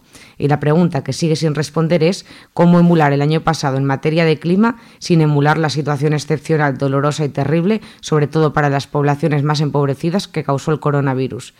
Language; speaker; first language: Spanish; native; Spanish